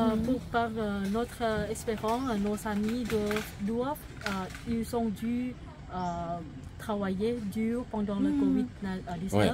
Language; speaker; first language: French; non-native, fluent; Thai